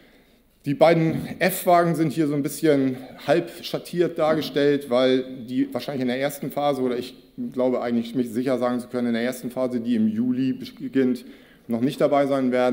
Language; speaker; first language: German; native; German